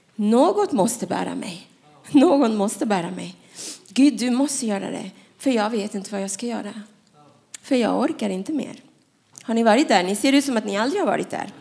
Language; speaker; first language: Swedish; non-native, fluent; Spanish